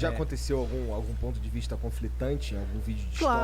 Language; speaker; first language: Portuguese; native; Portuguese